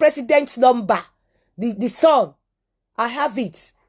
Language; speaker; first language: English; non-native, local second language; Yoruba